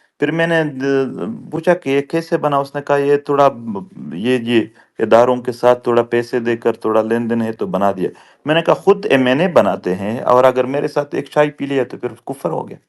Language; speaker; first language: Urdu; non-native, local second language; Pashto